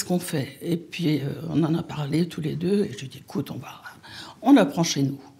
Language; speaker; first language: French; native; French